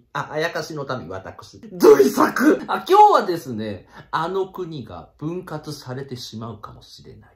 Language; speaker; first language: Japanese; native; Japanese